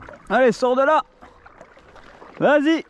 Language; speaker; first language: French; native; French